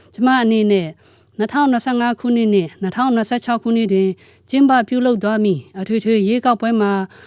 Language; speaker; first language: Burmese; non-native, local second language; Pa'o Karen